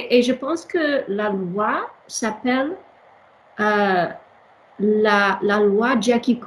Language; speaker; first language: French; non-native, learner; English